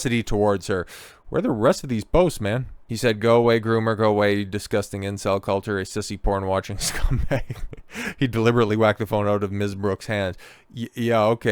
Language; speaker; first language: English; native; English